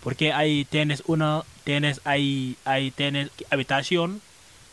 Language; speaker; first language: Spanish; non-native, learner; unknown